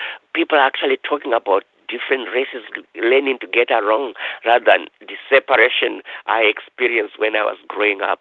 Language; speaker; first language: English; non-native, local second language; Shona